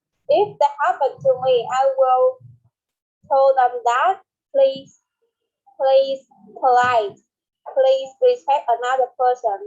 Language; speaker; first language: English; non-native, learner; Vietnamese